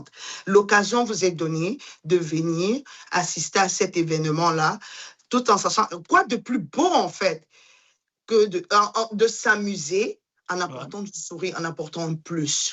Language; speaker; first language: French; non-native, local second language; Duala